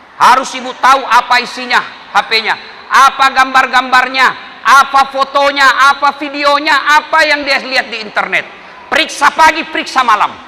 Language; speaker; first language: Indonesian; non-native, local second language; Buginese